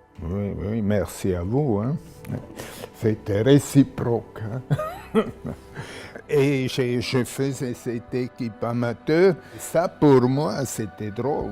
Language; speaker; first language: French; non-native, local second language; German